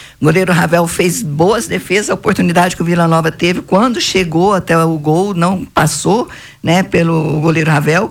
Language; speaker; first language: Portuguese; native; Portuguese